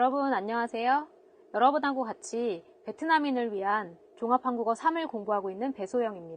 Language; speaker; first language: Korean; native; Korean